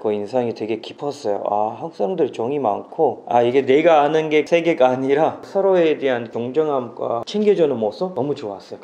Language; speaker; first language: Korean; non-native, fluent; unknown